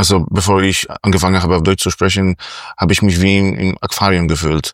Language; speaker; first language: German; non-native, fluent; Polish